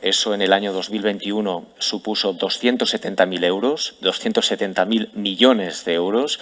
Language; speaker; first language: Spanish; native; Spanish